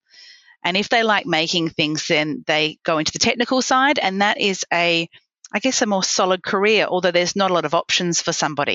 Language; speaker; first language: English; native; English